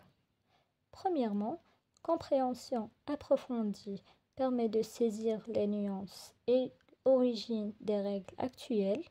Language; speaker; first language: French; non-native, local second language; Arabic